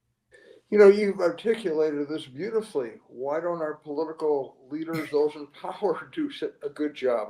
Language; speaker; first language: English; native; English